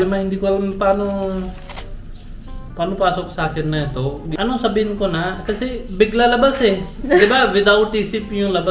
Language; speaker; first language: Filipino; non-native, learner; Hindi